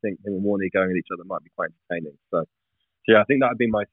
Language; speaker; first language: English; native; English